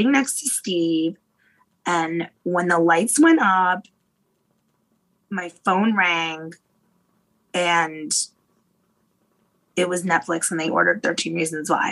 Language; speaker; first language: English; native; English